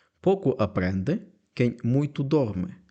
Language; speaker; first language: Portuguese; non-native, fluent; Ukrainian